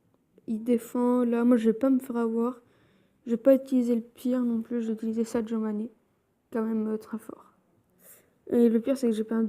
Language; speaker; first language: French; native; French